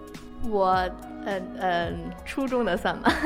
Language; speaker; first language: Chinese; native; Chinese